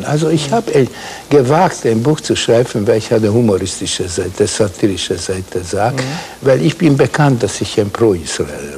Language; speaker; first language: German; non-native, fluent; Hungarian